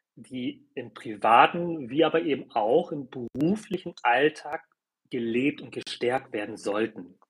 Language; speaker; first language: German; early bilingual, other home language; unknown